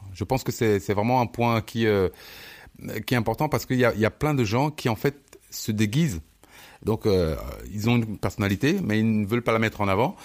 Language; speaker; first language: French; early bilingual, other home language; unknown